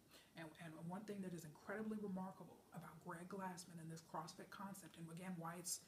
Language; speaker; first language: English; native; English